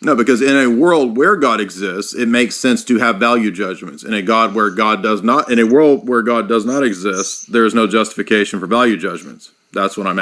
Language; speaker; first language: English; native; English